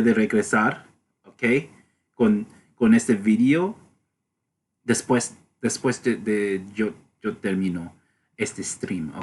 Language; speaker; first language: Spanish; non-native, learner; English